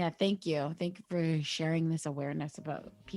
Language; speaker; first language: English; native; English